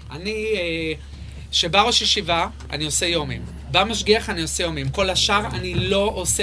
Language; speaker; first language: Hebrew; native; Hebrew